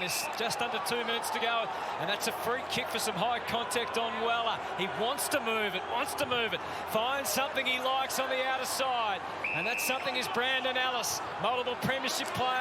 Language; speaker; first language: English; native; English